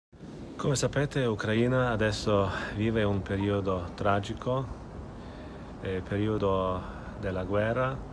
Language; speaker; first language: Italian; non-native, fluent; Ukrainian